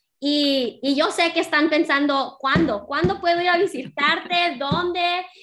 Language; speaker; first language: Spanish; early bilingual, heritage; Spanish